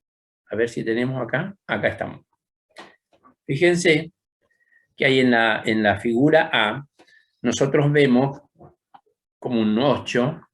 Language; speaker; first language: Spanish; native; Spanish